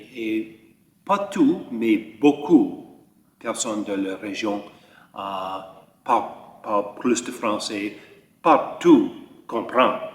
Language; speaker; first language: French; early bilingual, heritage; French